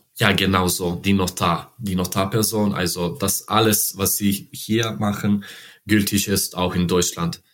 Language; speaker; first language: German; non-native, learner; Serbian